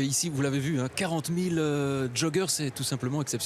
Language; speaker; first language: French; native; French